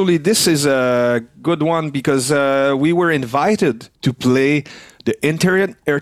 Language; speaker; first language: English; non-native, fluent; French